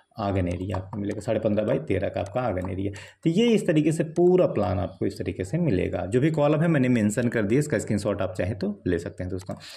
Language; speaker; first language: Hindi; native; Hindi